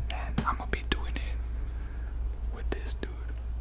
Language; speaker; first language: English; early bilingual, other home language; Spanish